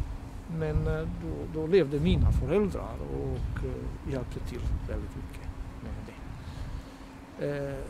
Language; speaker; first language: Swedish; non-native, fluent; Bosnian